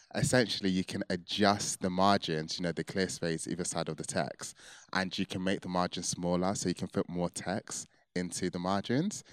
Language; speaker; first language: English; early bilingual, other home language; Yoruba